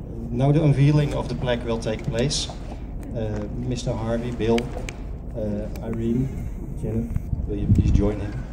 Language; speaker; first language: English; non-native, fluent; Dutch